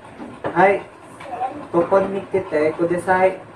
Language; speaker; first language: Japanese; non-native, learner; Filipino